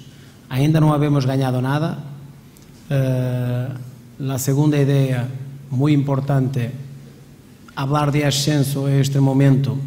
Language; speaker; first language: Spanish; non-native, fluent; Portuguese